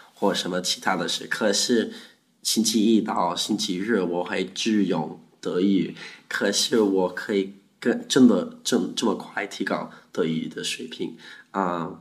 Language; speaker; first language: Chinese; non-native, learner; Afrikaans